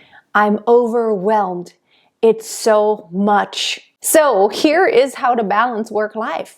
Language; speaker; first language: English; non-native, fluent; German